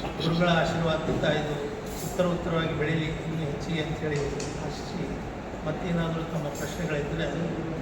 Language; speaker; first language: Kannada; native; Kannada